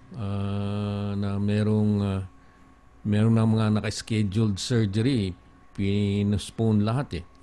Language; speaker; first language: Filipino; native; Filipino